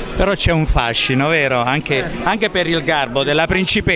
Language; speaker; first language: Italian; native; Italian